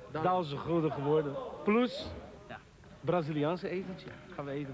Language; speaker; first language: Dutch; non-native, learner; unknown